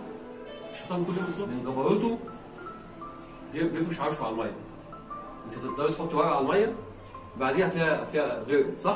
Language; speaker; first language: Arabic; native; Arabic